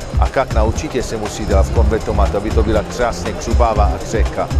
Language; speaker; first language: Czech; non-native, fluent; Italian